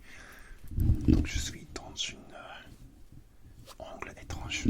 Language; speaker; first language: French; non-native, learner; English